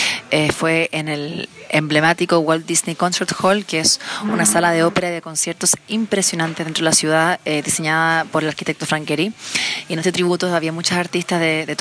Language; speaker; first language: Spanish; native; Spanish